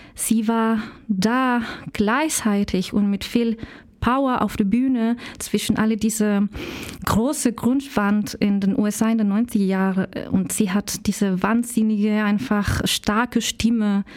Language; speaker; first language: German; non-native, fluent; Spanish